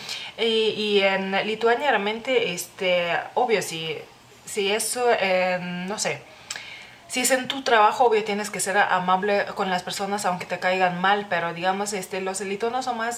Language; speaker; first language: Spanish; non-native, fluent; Lithuanian